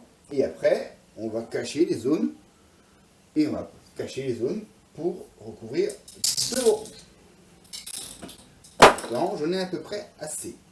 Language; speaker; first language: French; native; French